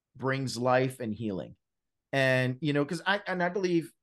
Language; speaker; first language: English; native; English